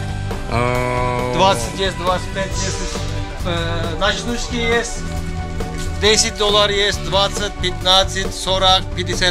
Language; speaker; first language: Russian; non-native, learner; Turkish